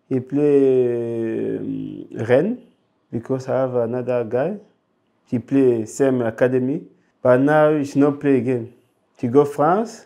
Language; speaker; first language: English; non-native, local second language; French